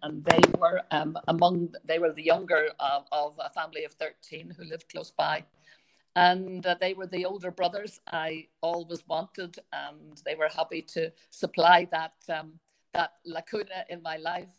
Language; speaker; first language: English; native; English